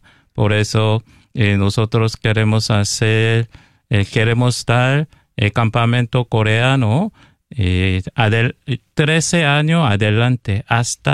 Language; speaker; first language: Spanish; non-native, learner; Korean